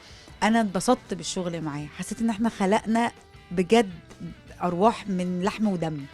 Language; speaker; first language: Arabic; native; Arabic